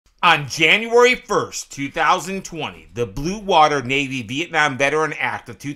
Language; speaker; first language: English; native; English